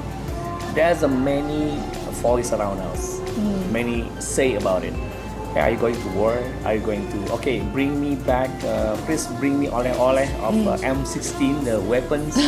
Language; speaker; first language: English; non-native, learner; Indonesian